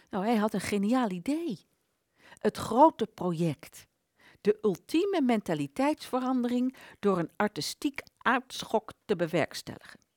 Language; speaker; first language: Dutch; native; Dutch